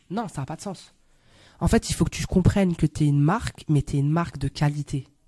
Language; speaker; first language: French; native; French